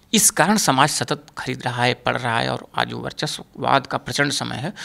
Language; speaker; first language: Hindi; native; Hindi